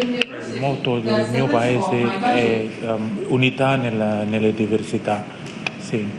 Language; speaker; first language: Italian; non-native, fluent; Indonesian